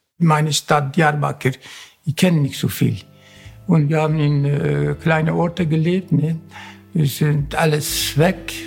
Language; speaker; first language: German; non-native, learner; Kurdish